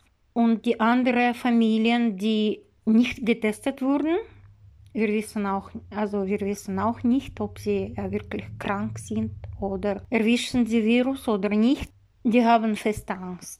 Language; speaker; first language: German; non-native, learner; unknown